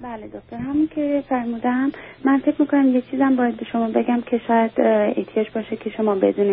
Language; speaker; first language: Persian; early bilingual, heritage; Persian